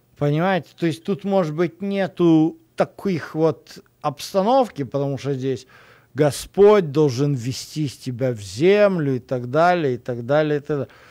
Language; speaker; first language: Russian; native; Russian